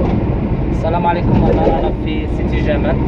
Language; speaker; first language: Arabic; native; Arabic